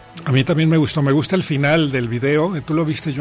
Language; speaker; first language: Spanish; native; Spanish